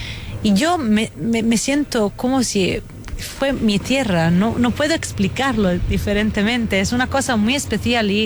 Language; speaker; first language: Spanish; non-native, fluent; Italian